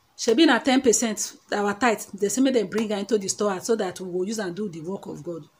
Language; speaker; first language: Nigerian Pidgin; non-native, local second language; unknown